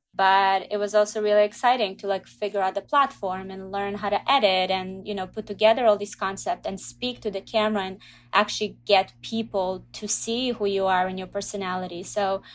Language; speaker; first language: English; early bilingual, other home language; Russian